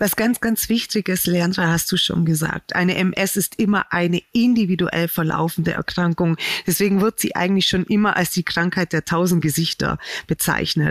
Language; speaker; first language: German; native; German